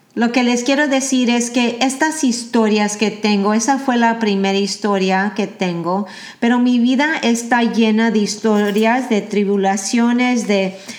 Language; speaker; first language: Spanish; early bilingual, heritage; Spanish